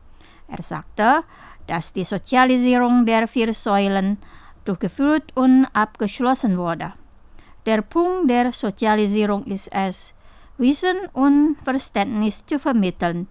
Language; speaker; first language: German; non-native, fluent; Indonesian